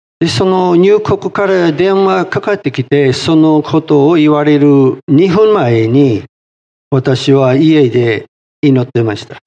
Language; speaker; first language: Japanese; non-native, fluent; English